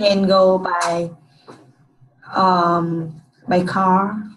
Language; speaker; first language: English; non-native, learner; Vietnamese